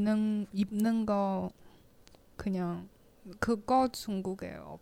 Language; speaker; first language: Korean; non-native, learner; Chinese